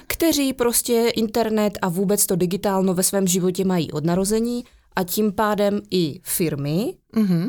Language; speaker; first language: Czech; native; Czech